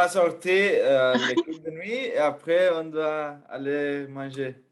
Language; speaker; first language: French; non-native, fluent; Spanish